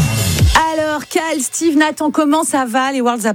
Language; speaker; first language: French; native; French